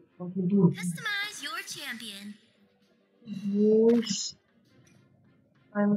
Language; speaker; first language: English; non-native, learner; Indonesian